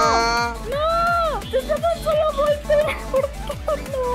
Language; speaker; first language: Spanish; native; Spanish